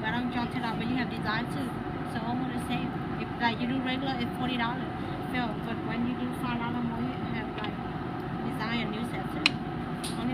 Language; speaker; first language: English; non-native, learner; Vietnamese